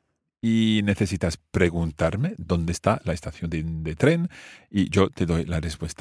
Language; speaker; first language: Spanish; non-native, fluent; English